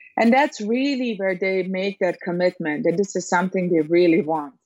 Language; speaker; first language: English; non-native, fluent; Serbian